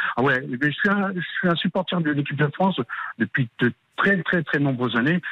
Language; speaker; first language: French; native; French